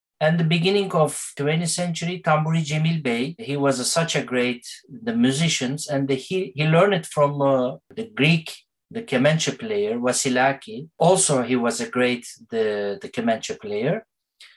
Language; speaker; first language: English; non-native, learner; Turkish